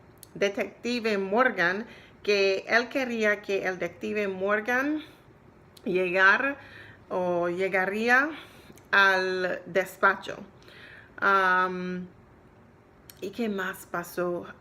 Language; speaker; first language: Spanish; non-native, learner; English